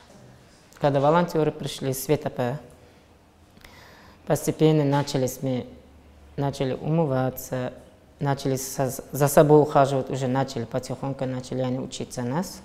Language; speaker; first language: Russian; non-native, local second language; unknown